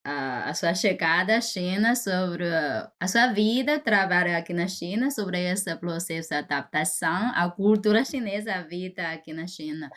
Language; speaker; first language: Portuguese; non-native, fluent; Chinese